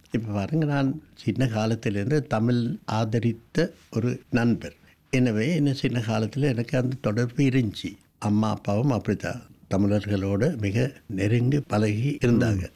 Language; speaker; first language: Tamil; non-native, local second language; Sinhala